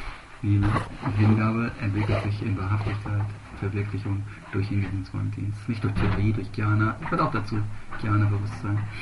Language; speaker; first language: German; native; German